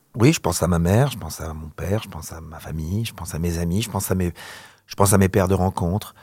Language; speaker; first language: French; native; French